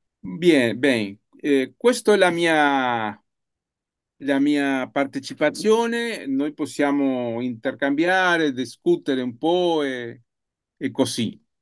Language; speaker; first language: Italian; non-native, learner; Spanish